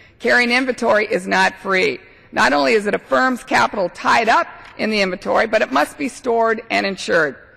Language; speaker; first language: English; native; English